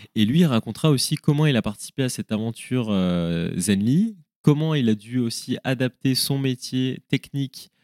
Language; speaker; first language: French; native; French